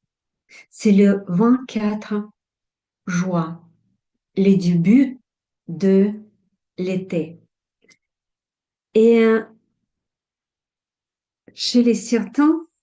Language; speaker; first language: French; non-native, fluent; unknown